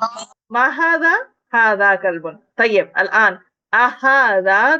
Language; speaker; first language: Arabic; non-native, fluent; Urdu